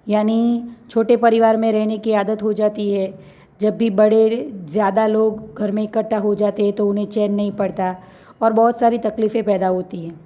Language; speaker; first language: Hindi; non-native, local second language; Gujarati